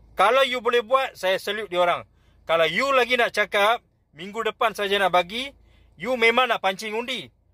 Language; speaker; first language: Malay; non-native, local second language; Tamil